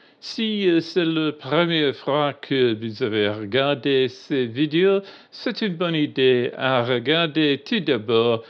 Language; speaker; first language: French; non-native, learner; English